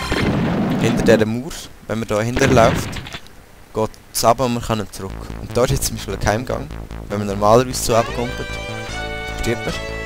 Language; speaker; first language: German; native; German